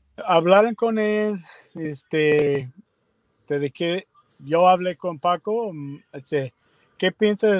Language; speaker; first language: Spanish; non-native, learner; English